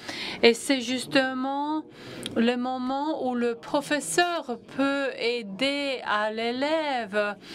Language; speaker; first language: French; non-native, fluent; Latvian